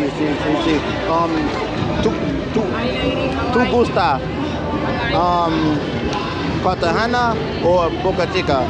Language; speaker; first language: Spanish; non-native, learner; English